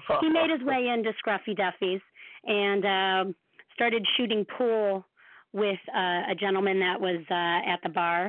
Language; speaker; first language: English; native; English